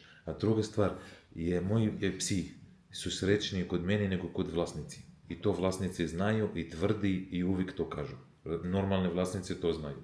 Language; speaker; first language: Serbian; non-native, learner; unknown